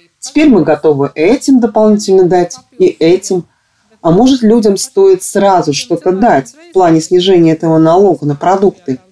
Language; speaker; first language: Russian; non-native, local second language; Latvian